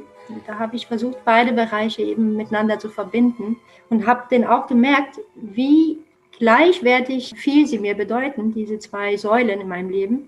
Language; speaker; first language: German; non-native, fluent; Romanian